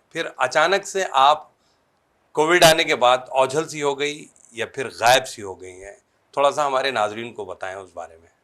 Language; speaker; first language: Hindi; native; Hindi